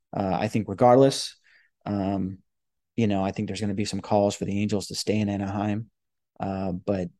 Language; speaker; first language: English; native; English